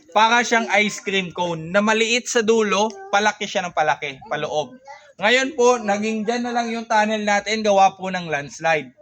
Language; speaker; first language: Filipino; non-native, local second language; Bikol